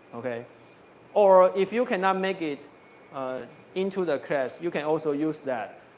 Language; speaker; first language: English; non-native, fluent; Chinese